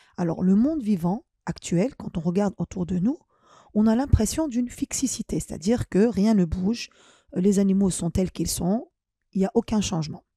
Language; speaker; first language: French; non-native, local second language; Arabic